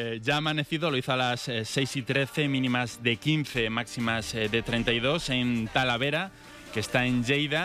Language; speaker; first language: Spanish; native; Spanish